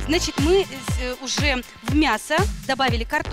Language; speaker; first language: Russian; native; Russian